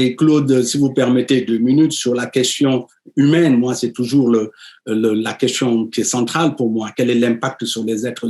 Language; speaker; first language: French; native; French